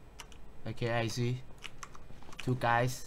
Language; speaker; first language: English; non-native, learner; Thai